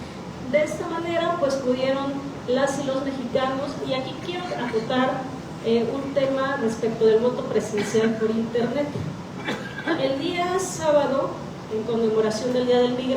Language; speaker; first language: Spanish; native; Spanish